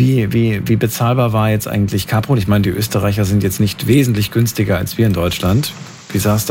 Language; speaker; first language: German; native; German